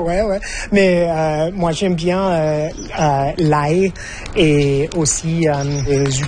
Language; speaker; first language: French; non-native, fluent; English